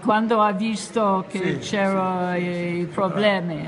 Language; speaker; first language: Italian; non-native, learner; English